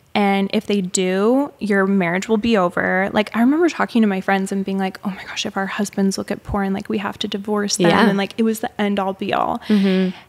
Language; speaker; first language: English; native; English